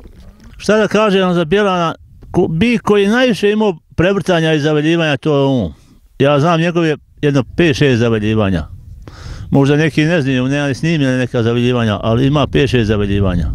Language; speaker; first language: Serbian; native; Serbian